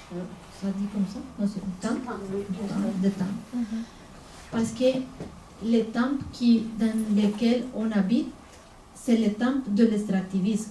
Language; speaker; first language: French; non-native, fluent; Spanish